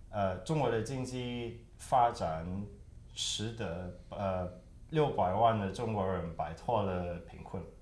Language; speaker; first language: Chinese; early bilingual, heritage; Chinese